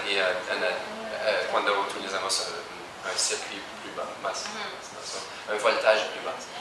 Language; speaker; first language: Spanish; non-native, learner; French